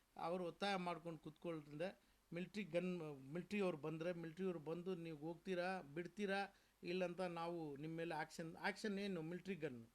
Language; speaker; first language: Kannada; non-native, local second language; Urdu